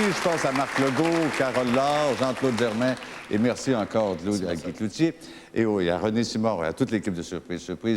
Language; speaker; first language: French; native; French